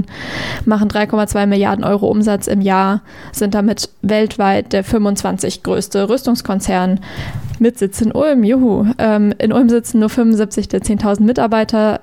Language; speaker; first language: German; native; German